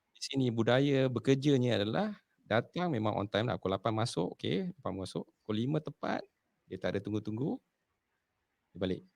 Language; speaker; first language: Malay; native; Malay